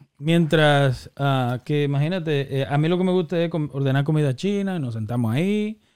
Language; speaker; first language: Spanish; native; Spanish